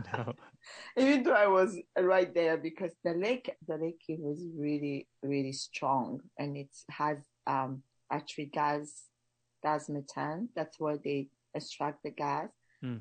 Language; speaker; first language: English; non-native, local second language; Kinyarwanda